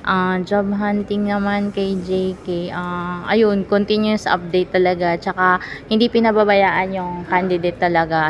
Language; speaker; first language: Filipino; native; Filipino